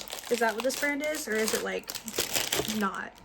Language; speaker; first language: English; native; English